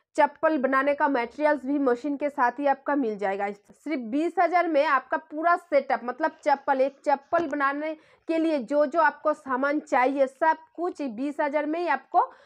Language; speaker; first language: Hindi; non-native, local second language; Bangla